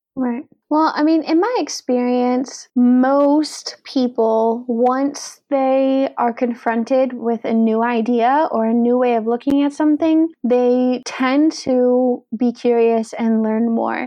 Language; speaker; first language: English; native; English